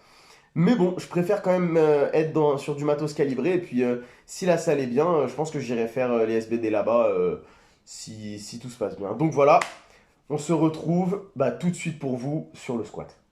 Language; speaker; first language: French; native; French